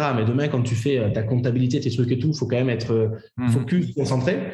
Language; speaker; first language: French; native; French